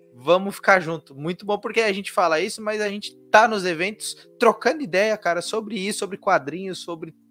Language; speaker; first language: Portuguese; native; Portuguese